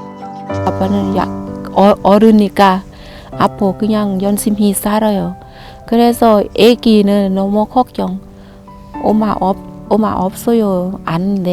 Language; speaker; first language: Korean; non-native, learner; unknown